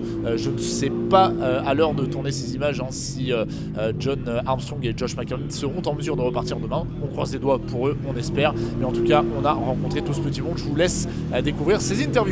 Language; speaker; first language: French; native; French